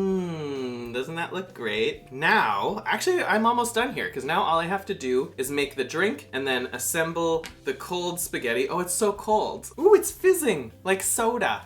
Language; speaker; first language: English; native; English